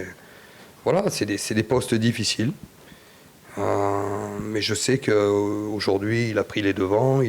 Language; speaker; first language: French; native; French